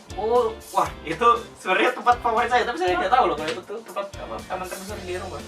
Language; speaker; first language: Indonesian; native; Indonesian